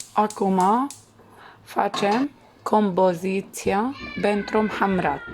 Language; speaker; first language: Romanian; non-native, learner; Arabic